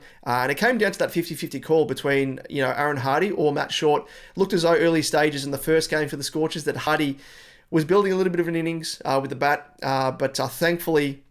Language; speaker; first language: English; native; English